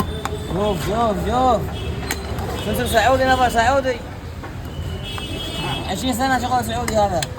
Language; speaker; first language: Arabic; non-native, learner; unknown